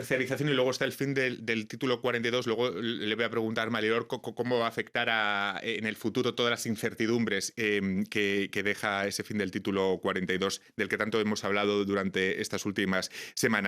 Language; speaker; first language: Spanish; native; Spanish